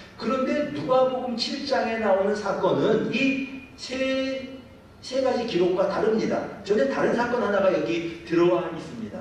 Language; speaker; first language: Korean; native; Korean